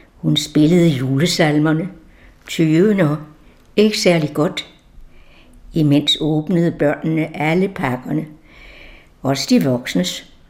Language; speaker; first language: Danish; native; Danish